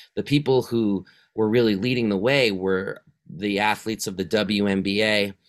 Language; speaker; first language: English; native; English